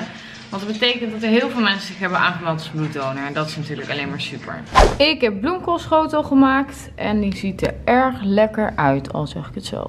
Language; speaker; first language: Dutch; native; Dutch